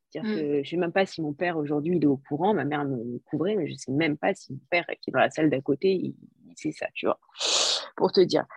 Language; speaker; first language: French; native; French